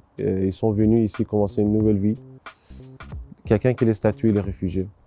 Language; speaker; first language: French; non-native, learner; Persian